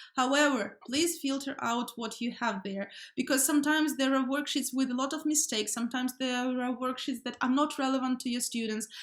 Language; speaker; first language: English; non-native, fluent; Ukrainian